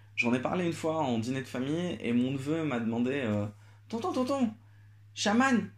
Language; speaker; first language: French; non-native, local second language; Arabic